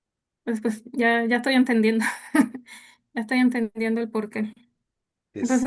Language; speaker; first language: Spanish; native; Spanish